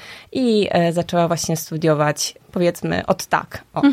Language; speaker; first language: Polish; early bilingual, heritage; Polish